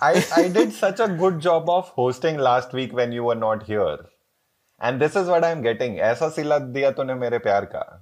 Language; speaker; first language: Hindi; native; Hindi